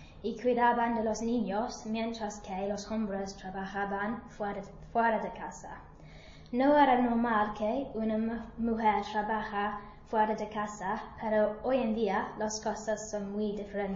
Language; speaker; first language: Spanish; non-native, learner; English